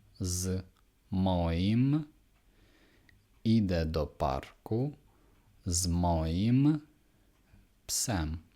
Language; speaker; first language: Polish; non-native, fluent; Ukrainian